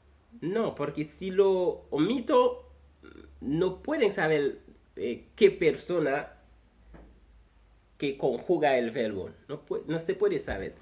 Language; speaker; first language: Spanish; non-native, fluent; Haitian Creole